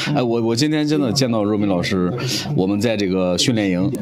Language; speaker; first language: Chinese; native; Chinese